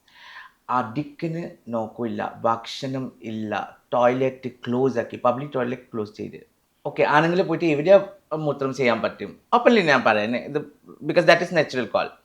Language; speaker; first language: Malayalam; non-native, local second language; Assamese